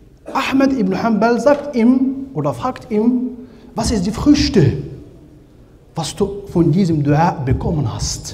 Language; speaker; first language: German; non-native, learner; Arabic